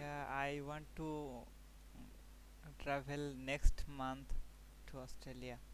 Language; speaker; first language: English; non-native, learner; Bangla